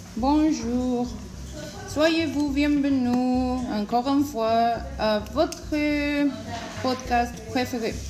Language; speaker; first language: French; non-native, learner; Spanish